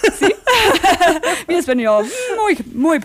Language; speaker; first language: Spanish; non-native, learner; English